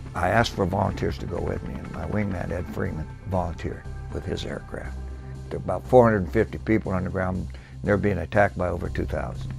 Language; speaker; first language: English; native; English